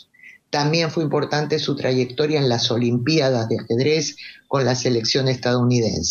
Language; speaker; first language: Spanish; native; Spanish